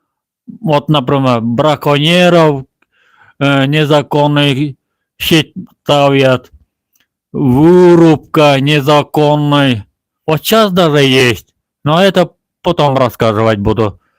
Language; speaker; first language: Russian; non-native, local second language; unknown